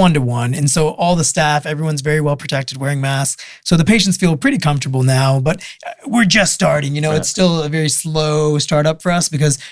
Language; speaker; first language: English; native; English